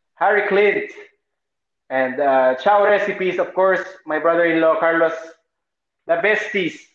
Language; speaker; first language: English; non-native, local second language; Filipino